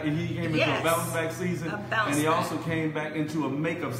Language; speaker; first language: English; native; English